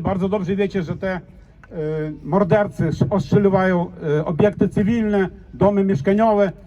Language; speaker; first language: Polish; non-native, fluent; Ukrainian